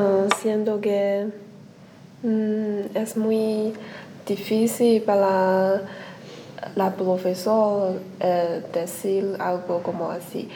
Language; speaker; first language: Spanish; non-native, learner; Chinese